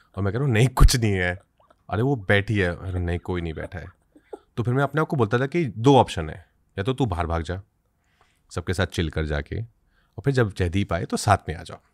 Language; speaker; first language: Hindi; native; Hindi